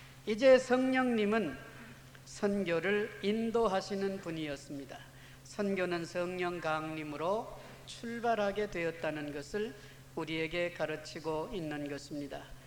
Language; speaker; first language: Korean; native; Korean